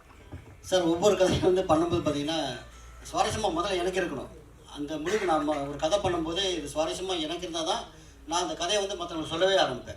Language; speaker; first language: Tamil; native; Tamil